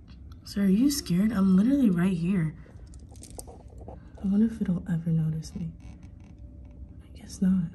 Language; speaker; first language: English; native; English